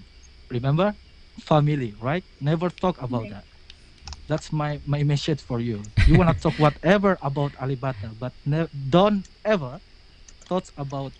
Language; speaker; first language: English; non-native, learner; Indonesian